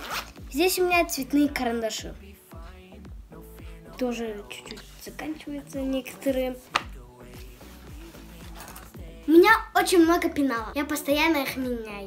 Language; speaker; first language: Russian; early bilingual, heritage; Russian